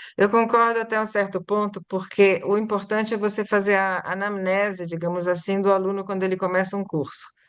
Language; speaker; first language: Portuguese; native; Portuguese